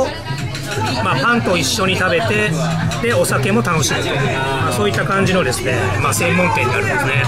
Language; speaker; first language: Japanese; native; Japanese